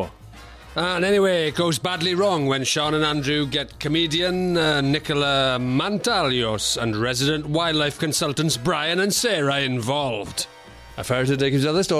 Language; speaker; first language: English; native; English